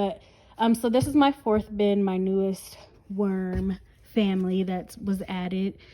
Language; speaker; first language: English; native; English